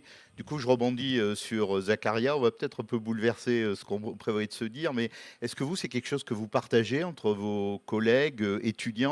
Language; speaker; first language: French; native; French